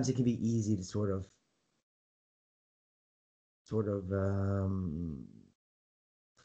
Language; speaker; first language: English; native; English